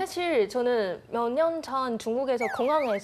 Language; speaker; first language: Korean; non-native, fluent; Chinese